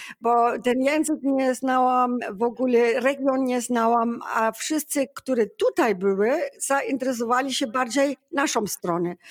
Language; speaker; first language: Polish; non-native, learner; German